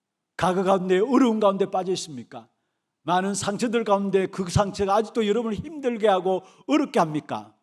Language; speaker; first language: Korean; native; Korean